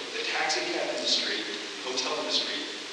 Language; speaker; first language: English; native; English